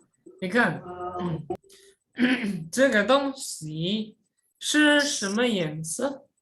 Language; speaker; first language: Chinese; non-native, fluent; Indonesian